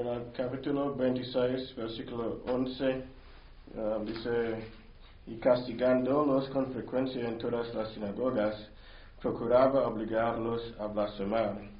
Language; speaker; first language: Spanish; non-native, learner; English